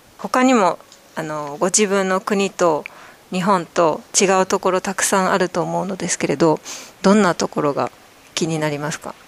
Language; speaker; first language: Japanese; native; Japanese